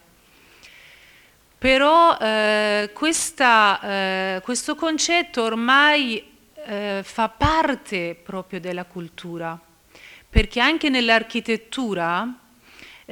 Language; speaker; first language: Italian; non-native, fluent; Persian